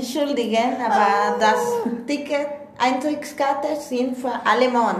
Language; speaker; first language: German; non-native, learner; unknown